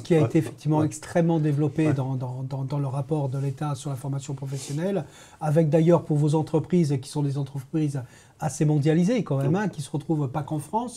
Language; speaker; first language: French; native; French